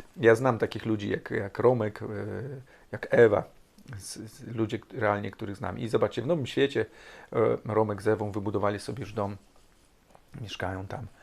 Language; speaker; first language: Polish; early bilingual, heritage; Polish